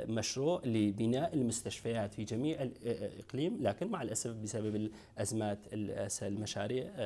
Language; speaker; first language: Arabic; non-native, local second language; Kurdish